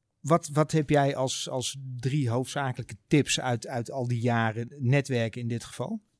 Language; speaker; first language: Dutch; native; Dutch